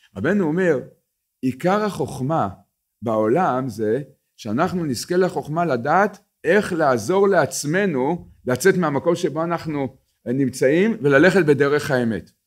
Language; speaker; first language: Hebrew; native; Hebrew